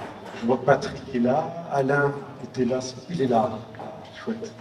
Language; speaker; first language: French; native; French